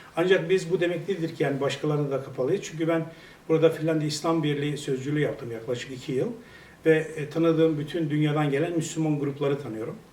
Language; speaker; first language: Turkish; native; Turkish